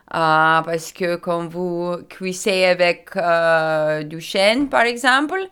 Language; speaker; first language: French; non-native, learner; Lithuanian